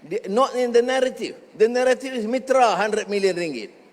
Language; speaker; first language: English; non-native, local second language; Malay